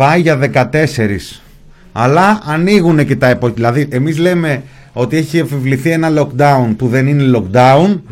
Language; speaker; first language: Greek; native; Greek